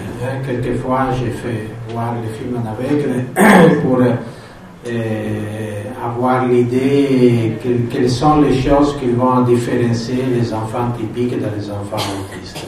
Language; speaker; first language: French; non-native, fluent; Italian